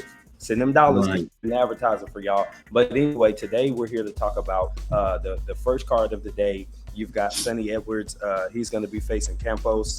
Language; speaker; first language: English; native; English